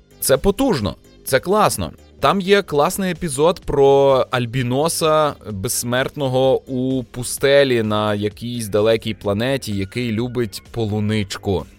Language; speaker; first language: Ukrainian; native; Ukrainian